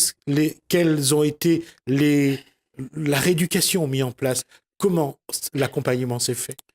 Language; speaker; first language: French; native; French